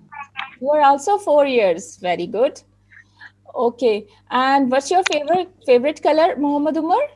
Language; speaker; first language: English; non-native, local second language; Urdu